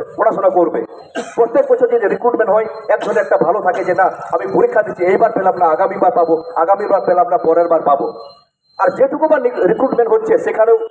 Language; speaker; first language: Bangla; native; Bangla